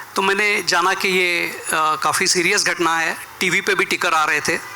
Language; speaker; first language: Hindi; non-native, local second language; Marathi